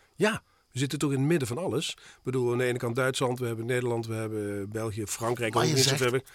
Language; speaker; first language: Dutch; native; Dutch